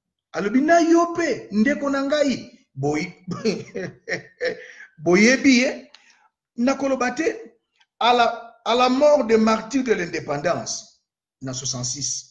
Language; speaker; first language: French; non-native, local second language; Lingala